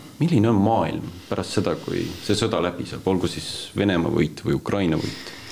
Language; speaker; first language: Estonian; native; Estonian